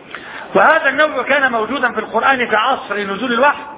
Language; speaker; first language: Arabic; native; Arabic